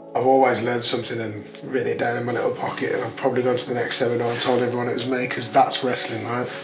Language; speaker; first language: English; native; English